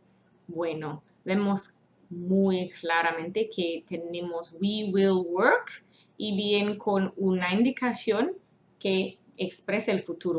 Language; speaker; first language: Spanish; non-native, fluent; English